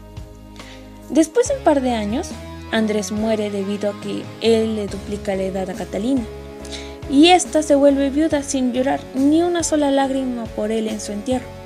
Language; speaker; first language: Spanish; native; Spanish